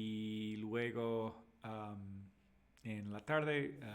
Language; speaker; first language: Spanish; non-native, fluent; English